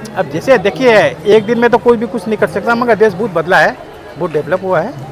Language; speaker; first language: Hindi; non-native, local second language; Assamese